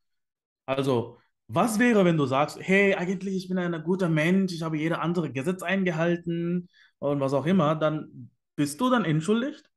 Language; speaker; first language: German; non-native, fluent; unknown